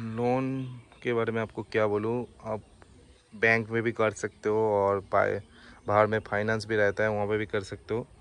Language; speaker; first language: Hindi; non-native, local second language; Bangla